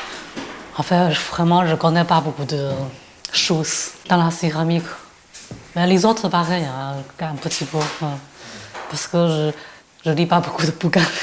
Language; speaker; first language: French; non-native, fluent; Chinese